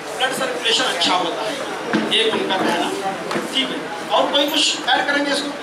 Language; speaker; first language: Hindi; non-native, local second language; Marathi